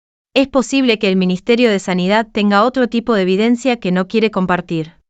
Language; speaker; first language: Spanish; native; Spanish